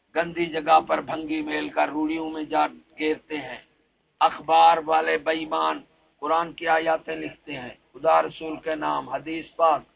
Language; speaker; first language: Urdu; non-native, local second language; Punjabi